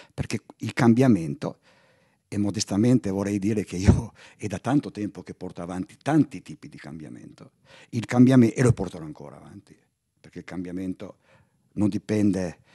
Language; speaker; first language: Italian; native; Italian